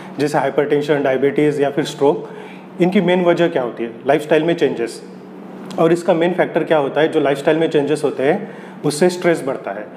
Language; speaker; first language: Hindi; non-native, local second language; Marathi